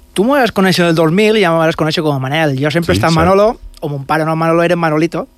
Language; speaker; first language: Catalan; native; Catalan